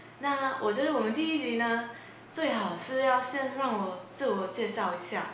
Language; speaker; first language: Chinese; non-native, fluent; English